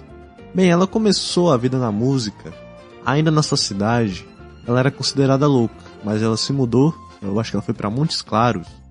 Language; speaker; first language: Portuguese; native; Portuguese